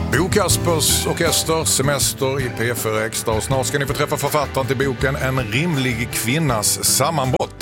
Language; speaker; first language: Swedish; native; Swedish